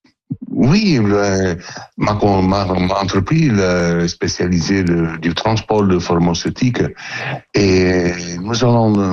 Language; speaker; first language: French; non-native, learner; Italian